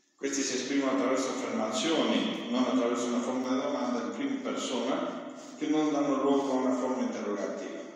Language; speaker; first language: Italian; non-native, fluent; Spanish